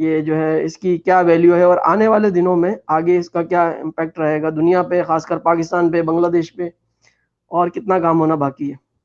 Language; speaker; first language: Hindi; non-native, fluent; Urdu